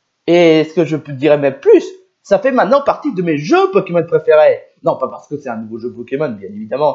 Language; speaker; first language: French; native; French